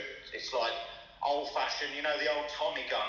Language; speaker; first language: English; native; English